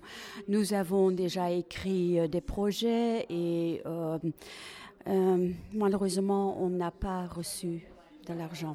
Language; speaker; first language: French; non-native, fluent; Dutch